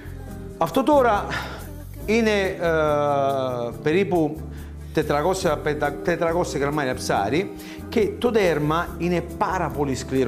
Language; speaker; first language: Greek; non-native, learner; Italian